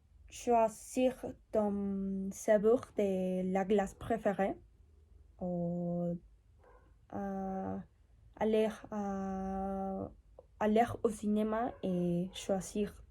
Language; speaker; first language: French; non-native, learner; Spanish